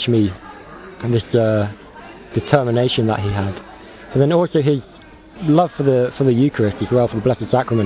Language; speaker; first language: English; native; English